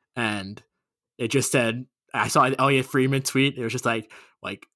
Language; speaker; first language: English; native; English